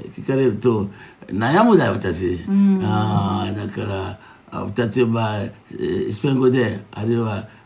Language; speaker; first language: Japanese; non-native, fluent; Yoruba